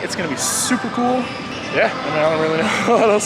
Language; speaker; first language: English; native; English